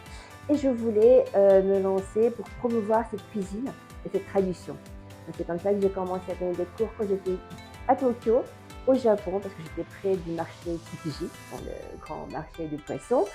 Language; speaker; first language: French; non-native, fluent; Japanese